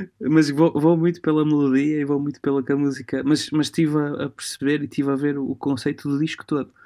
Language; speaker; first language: Portuguese; early bilingual, other home language; Romanian